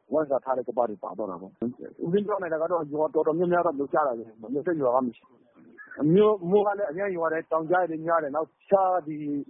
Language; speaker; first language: Burmese; native; Burmese